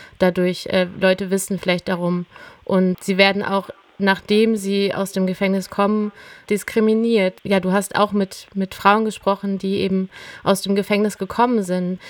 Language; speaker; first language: German; native; German